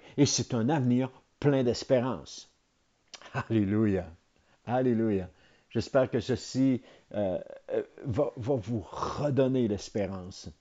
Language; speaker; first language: French; native; French